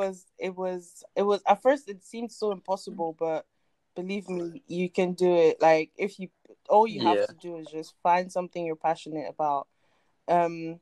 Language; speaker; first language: English; non-native, local second language; French